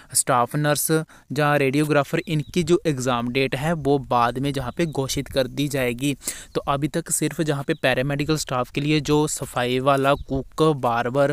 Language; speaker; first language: Hindi; non-native, local second language; Punjabi